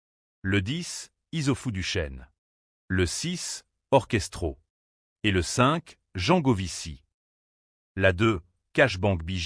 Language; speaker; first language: French; native; French